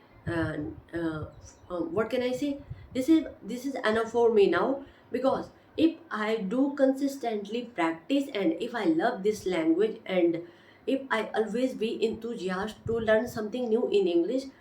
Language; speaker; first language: English; non-native, learner; Hindi